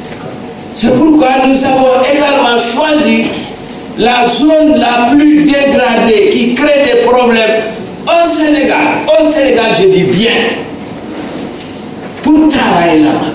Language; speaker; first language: French; non-native, local second language; Wolof